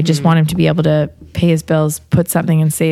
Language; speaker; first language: English; native; English